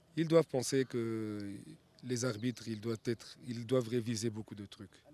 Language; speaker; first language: French; non-native, local second language; Arabic